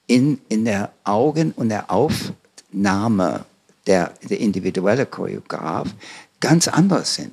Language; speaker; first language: German; non-native, fluent; English